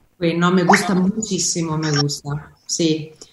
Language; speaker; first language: Spanish; non-native, learner; Italian